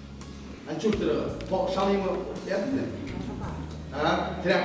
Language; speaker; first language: Mongolian; non-native, learner; Buriat